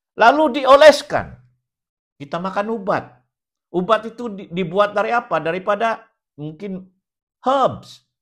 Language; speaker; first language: Malay; non-native, local second language; Central Dusun